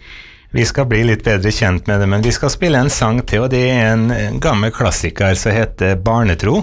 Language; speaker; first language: Norwegian; native; Norwegian